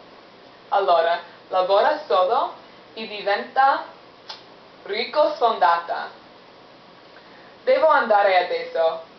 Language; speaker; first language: Italian; non-native, learner; English